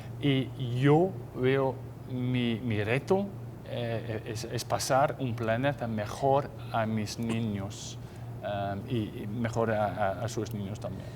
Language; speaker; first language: Spanish; non-native, fluent; English